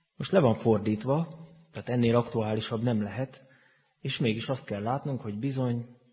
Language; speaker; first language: Hungarian; native; Hungarian